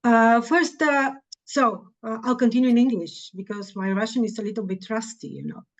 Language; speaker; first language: English; non-native, fluent; Bulgarian